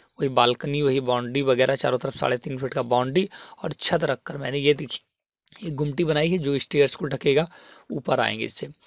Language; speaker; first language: Hindi; native; Hindi